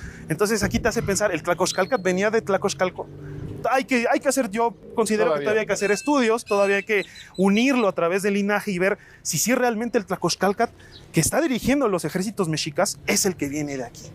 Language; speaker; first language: Spanish; native; Spanish